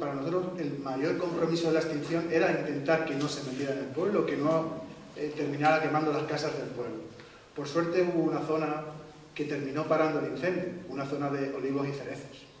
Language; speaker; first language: Spanish; native; Spanish